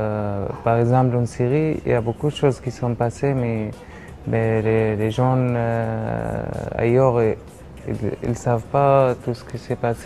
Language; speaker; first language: French; non-native, learner; Arabic